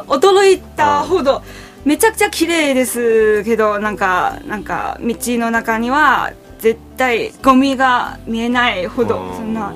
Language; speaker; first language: Japanese; non-native, fluent; Chinese